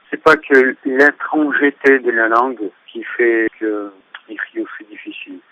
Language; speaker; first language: French; non-native, fluent; Russian